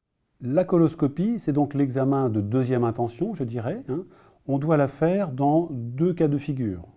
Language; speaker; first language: French; native; French